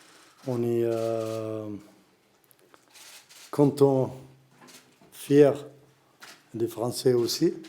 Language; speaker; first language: French; non-native, learner; Arabic